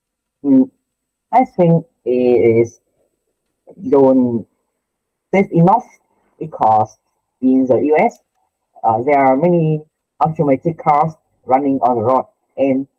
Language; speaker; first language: English; non-native, learner; Vietnamese